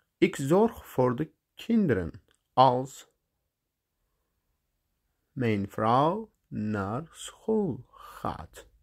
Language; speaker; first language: Dutch; non-native, learner; Turkish